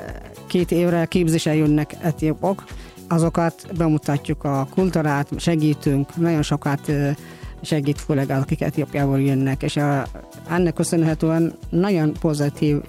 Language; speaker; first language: Hungarian; non-native, fluent; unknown